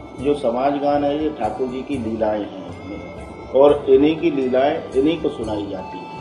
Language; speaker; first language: Hindi; native; Hindi